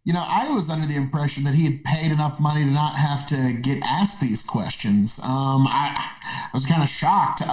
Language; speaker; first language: English; native; English